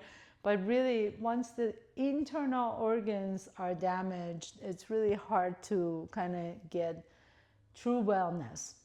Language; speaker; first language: English; native; English